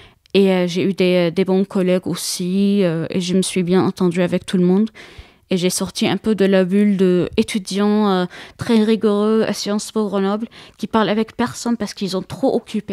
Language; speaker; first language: French; non-native, fluent; Arabic